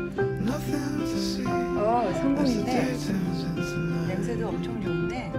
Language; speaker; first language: Korean; native; Korean